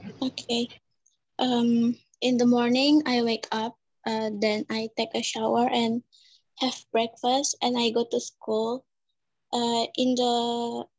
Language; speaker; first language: English; non-native, local second language; Indonesian